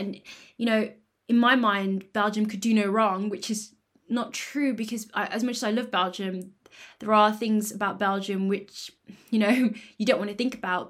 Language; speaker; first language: English; native; English